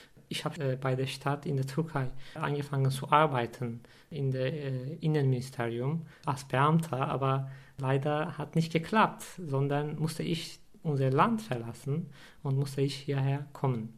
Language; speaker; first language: German; non-native, fluent; Turkish